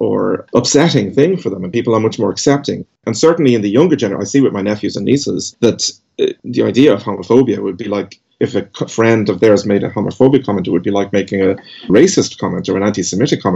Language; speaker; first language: English; native; English